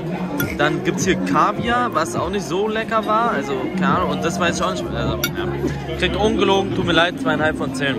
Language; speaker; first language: German; native; German